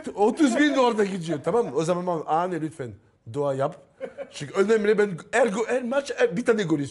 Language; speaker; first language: Turkish; non-native, learner; French